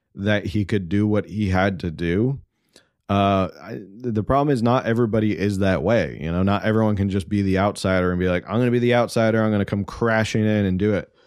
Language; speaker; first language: English; native; English